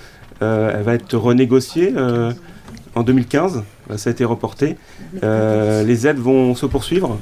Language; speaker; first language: French; native; French